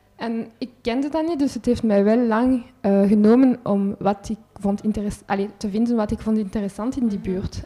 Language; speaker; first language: Dutch; non-native, local second language; French